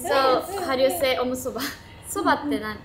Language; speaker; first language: English; non-native, learner; Japanese